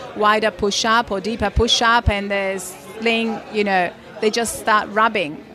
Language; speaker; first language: English; non-native, fluent; Italian